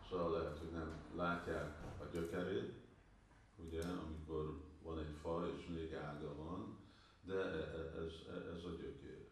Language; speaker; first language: Hungarian; early bilingual, heritage; Hungarian